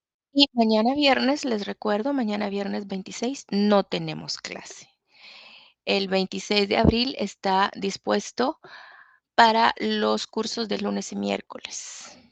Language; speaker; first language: Spanish; native; Spanish